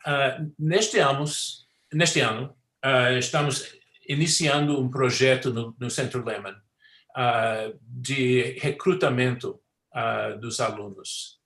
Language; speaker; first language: Portuguese; non-native, fluent; English